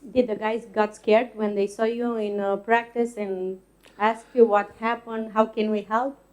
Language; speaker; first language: English; non-native, fluent; Romanian